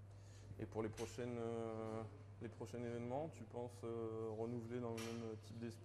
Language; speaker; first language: French; native; French